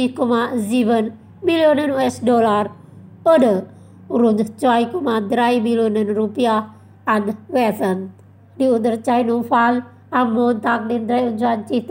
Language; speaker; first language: German; non-native, fluent; Indonesian